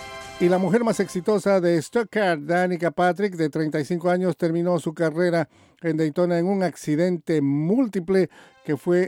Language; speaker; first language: Spanish; native; Spanish